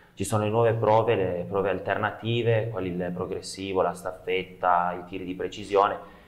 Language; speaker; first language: Italian; native; Italian